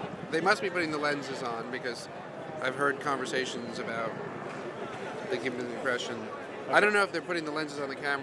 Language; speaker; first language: English; native; English